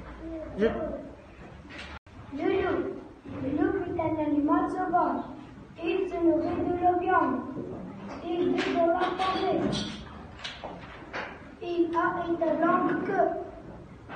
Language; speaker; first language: French; non-native, learner; Arabic